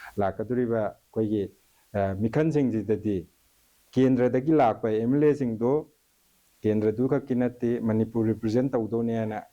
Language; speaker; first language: Manipuri; native; Manipuri